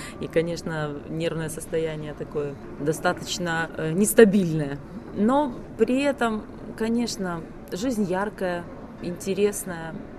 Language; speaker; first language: Russian; native; Russian